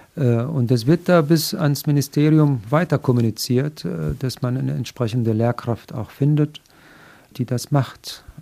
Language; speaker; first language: German; non-native, fluent; Arabic